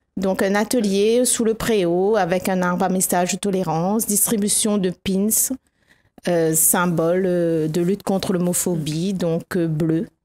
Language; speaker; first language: French; native; French